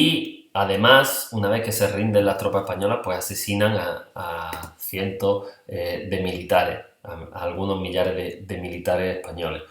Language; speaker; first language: Spanish; native; Spanish